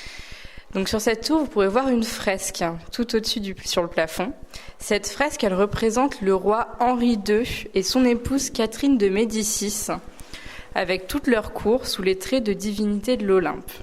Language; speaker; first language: French; native; French